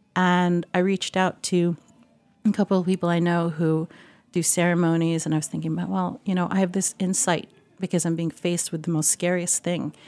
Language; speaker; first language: English; native; English